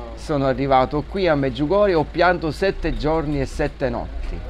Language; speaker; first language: Italian; native; Italian